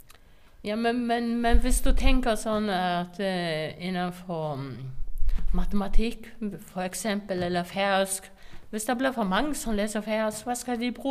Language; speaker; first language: Danish; non-native, local second language; Faroese